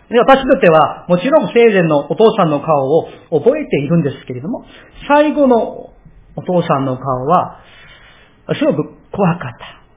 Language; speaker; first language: Japanese; non-native, fluent; Korean